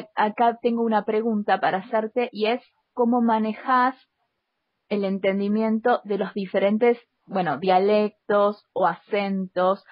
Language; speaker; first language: Spanish; native; Spanish